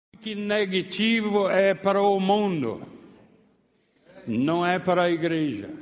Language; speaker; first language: Portuguese; non-native, fluent; English